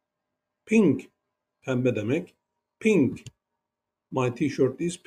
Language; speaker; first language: English; non-native, learner; Turkish